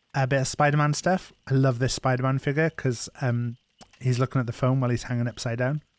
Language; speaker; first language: English; non-native, local second language; Welsh